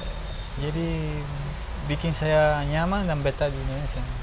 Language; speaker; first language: Indonesian; non-native, learner; Spanish